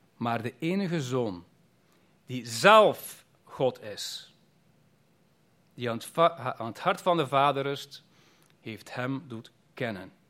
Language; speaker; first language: Dutch; native; Dutch